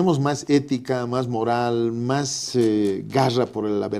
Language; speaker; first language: Spanish; native; Spanish